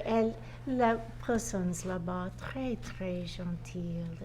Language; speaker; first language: French; non-native, learner; English